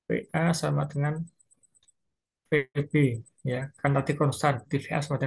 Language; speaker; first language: Indonesian; native; Indonesian